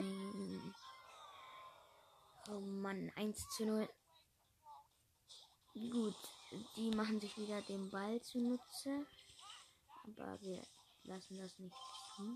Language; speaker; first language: German; native; German